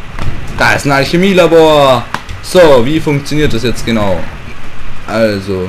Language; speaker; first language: German; native; German